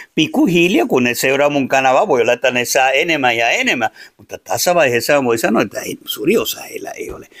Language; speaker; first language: Finnish; non-native, fluent; Spanish